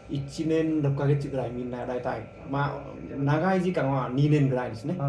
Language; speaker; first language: Japanese; non-native, learner; Vietnamese